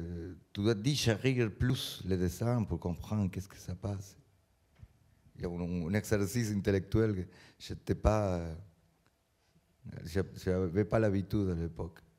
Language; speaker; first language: French; non-native, learner; Spanish